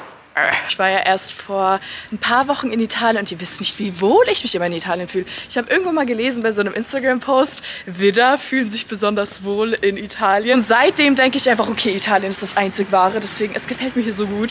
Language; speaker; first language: German; native; German